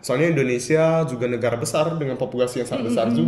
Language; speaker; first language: Indonesian; native; Indonesian